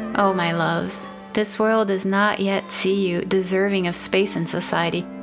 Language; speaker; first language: English; non-native, fluent; Portuguese